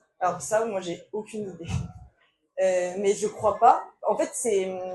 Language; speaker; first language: French; native; French